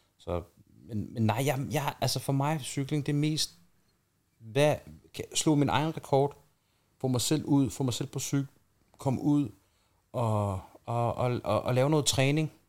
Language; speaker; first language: Danish; early bilingual, other home language; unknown